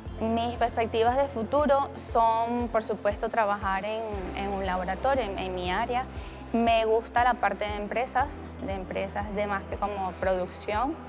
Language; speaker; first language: Spanish; native; Spanish